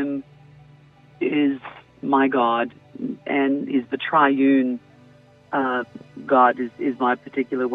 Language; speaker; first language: English; native; English